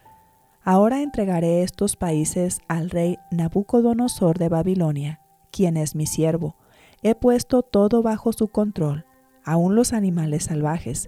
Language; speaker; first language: Spanish; native; Spanish